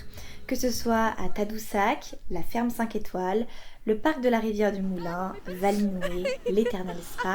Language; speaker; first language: French; native; French